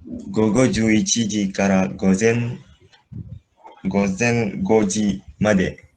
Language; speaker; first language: Japanese; non-native, learner; Malay